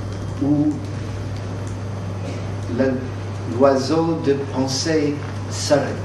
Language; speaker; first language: French; non-native, fluent; English